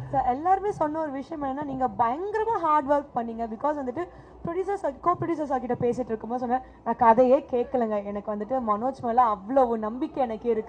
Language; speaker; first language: Tamil; native; Tamil